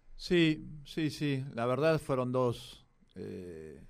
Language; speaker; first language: Spanish; native; Spanish